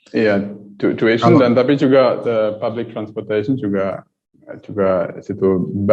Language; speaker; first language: Indonesian; early bilingual, heritage; German